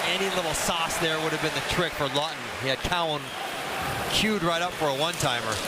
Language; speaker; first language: English; native; English